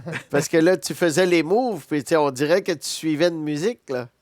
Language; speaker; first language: French; native; French